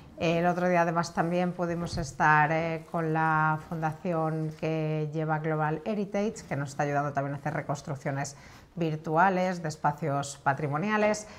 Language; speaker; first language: Spanish; native; Spanish